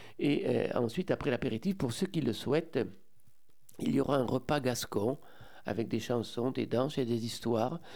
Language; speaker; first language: French; native; French